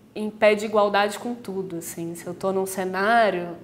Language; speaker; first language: Portuguese; native; Portuguese